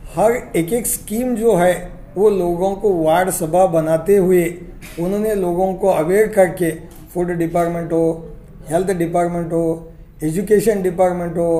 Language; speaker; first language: Hindi; non-native, local second language; Kannada